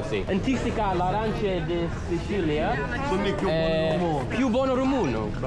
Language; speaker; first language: Italian; non-native, learner; English